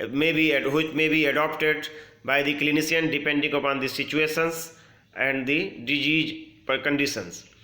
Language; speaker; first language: English; non-native, local second language; Hindi